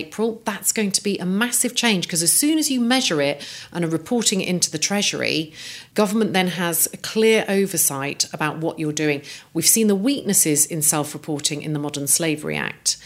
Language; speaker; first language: English; native; English